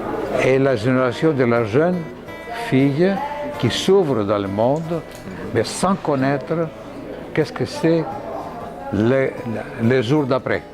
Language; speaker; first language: French; non-native, fluent; Greek